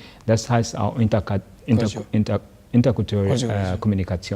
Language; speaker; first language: German; non-native, learner; Kinyarwanda